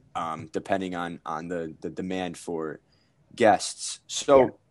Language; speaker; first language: English; native; English